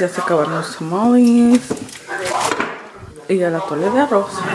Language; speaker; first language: Spanish; early bilingual, other home language; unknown